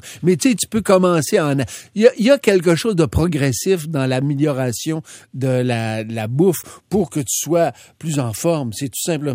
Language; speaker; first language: French; native; French